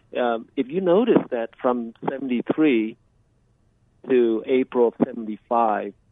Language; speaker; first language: English; early bilingual, other home language; Vietnamese